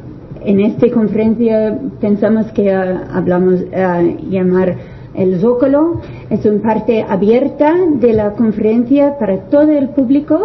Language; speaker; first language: Spanish; non-native, learner; English